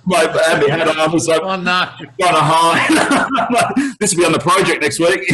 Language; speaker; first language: English; native; English